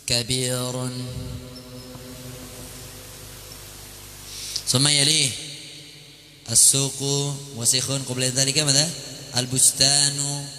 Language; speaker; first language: Arabic; non-native, fluent; Indonesian